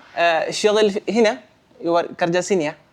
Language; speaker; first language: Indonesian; non-native, learner; Malayalam